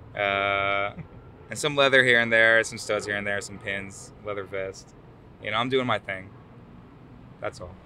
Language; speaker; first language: English; early bilingual, other home language; Arabic